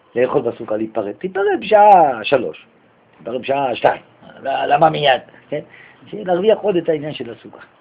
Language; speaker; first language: Hebrew; native; Hebrew